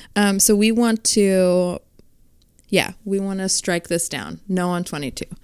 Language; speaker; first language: English; native; English